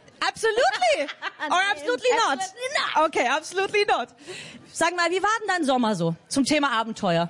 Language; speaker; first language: German; native; German